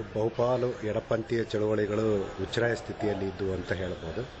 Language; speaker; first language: Kannada; native; Kannada